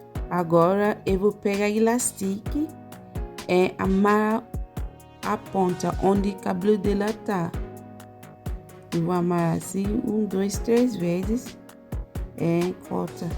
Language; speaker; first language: Portuguese; non-native, learner; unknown